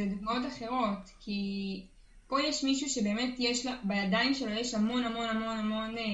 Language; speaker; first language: Hebrew; native; Hebrew